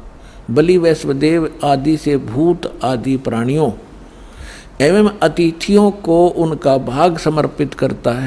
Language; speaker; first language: Hindi; native; Hindi